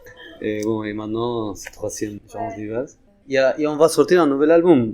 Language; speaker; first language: French; non-native, fluent; Spanish